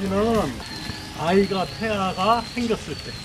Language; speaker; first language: Korean; native; Korean